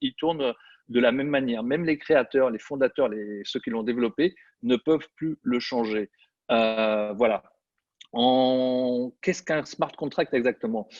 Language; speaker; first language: French; native; French